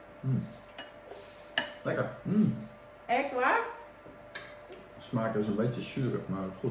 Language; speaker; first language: Dutch; non-native, learner; Thai